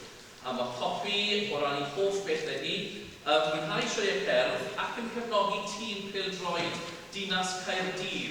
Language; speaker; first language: Welsh; native; Welsh